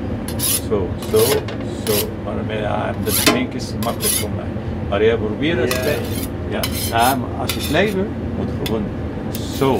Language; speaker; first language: Dutch; non-native, learner; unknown